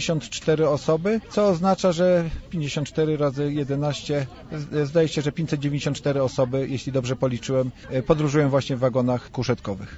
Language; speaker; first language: Polish; native; Polish